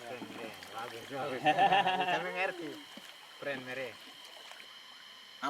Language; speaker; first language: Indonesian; non-native, local second language; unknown